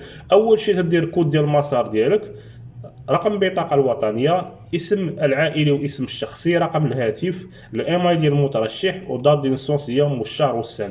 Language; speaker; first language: Arabic; native; Arabic